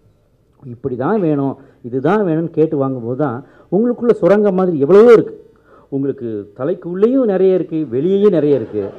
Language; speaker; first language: Tamil; native; Tamil